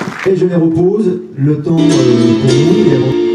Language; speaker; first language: French; native; French